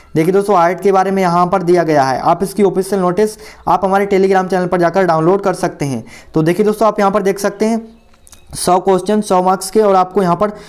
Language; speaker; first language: Hindi; native; Hindi